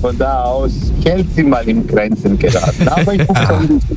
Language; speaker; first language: German; early bilingual, other home language; Greek